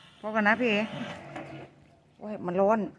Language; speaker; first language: Thai; native; Thai